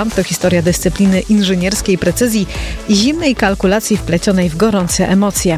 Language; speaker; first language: Polish; native; Polish